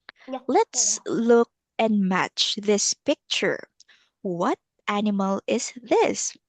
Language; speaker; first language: English; non-native, local second language; Filipino